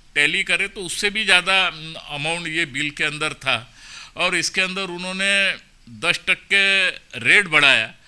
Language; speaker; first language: Hindi; non-native, local second language; Marathi